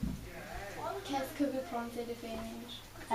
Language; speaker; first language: French; non-native, learner; English